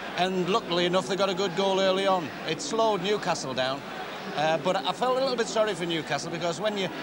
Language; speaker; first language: English; native; English